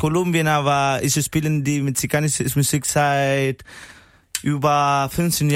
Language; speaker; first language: German; non-native, learner; Spanish